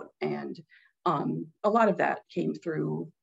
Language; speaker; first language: English; native; English